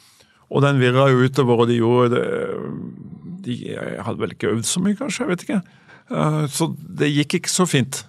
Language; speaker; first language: Norwegian; native; Norwegian